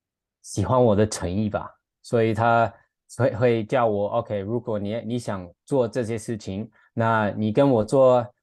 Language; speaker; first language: Chinese; non-native, fluent; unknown